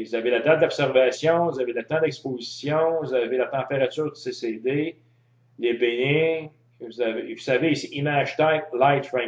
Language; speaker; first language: French; native; French